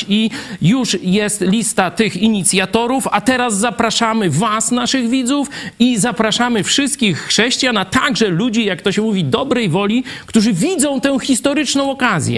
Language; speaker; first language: Polish; native; Polish